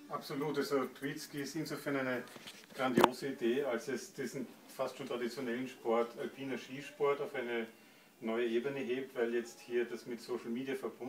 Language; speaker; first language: German; native; German